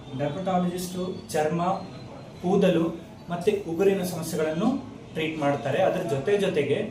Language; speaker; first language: Kannada; native; Kannada